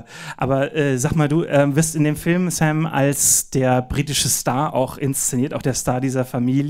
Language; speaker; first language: German; native; German